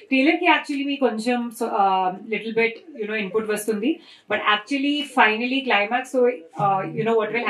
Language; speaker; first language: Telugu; non-native, learner; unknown